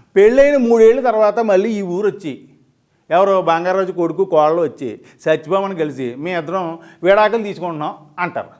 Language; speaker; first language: Telugu; native; Telugu